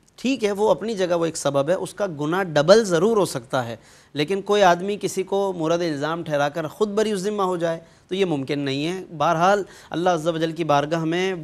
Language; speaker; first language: Urdu; native; Urdu